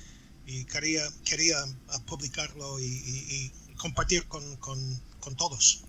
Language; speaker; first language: Spanish; non-native, fluent; English